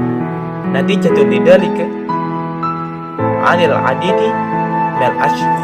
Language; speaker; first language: Arabic; non-native, learner; Indonesian